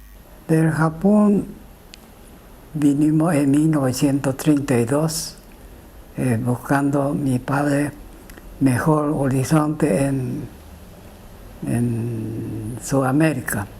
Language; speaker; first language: Spanish; early bilingual, other home language; Japanese